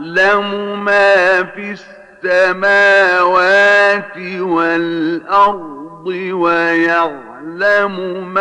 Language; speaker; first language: Arabic; native; Arabic